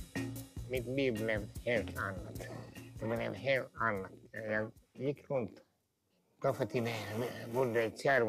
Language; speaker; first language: Swedish; non-native, local second language; Finnish